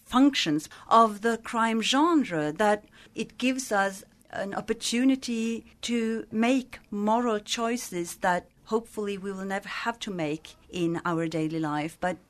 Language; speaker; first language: English; non-native, fluent; Swedish